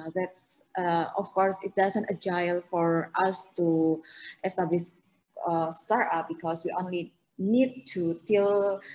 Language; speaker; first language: English; non-native, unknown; Indonesian